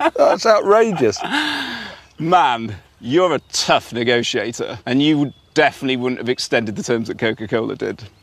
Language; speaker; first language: English; native; English